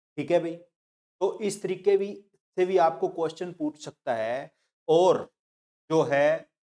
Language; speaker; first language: Hindi; non-native, local second language; Punjabi